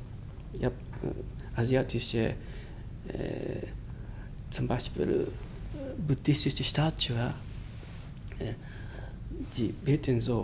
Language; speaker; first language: German; non-native, learner; Japanese